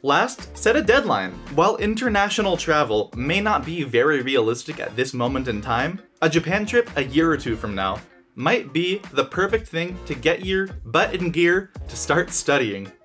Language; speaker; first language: English; native; English